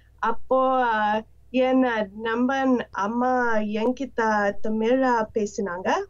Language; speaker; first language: Tamil; non-native, learner; English